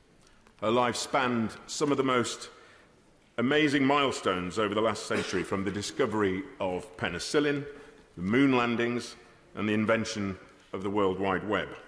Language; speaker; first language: English; native; English